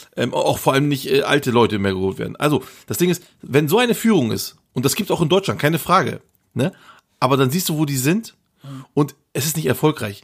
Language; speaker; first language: German; early bilingual, other home language; Turkish